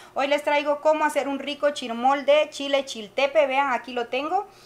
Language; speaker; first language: Spanish; native; Spanish